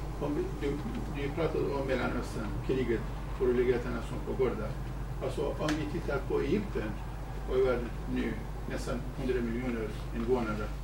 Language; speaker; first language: Swedish; non-native, fluent; Kurdish